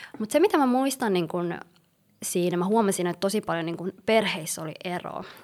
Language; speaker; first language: Finnish; early bilingual, other home language; Somali